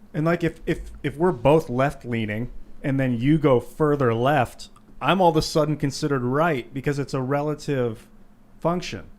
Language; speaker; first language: English; native; English